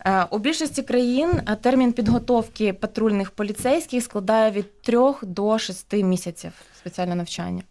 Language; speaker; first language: Ukrainian; native; Ukrainian